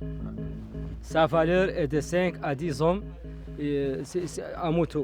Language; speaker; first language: French; non-native, local second language; Arabic